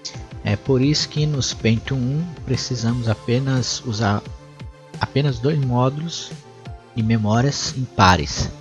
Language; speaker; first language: Portuguese; native; Portuguese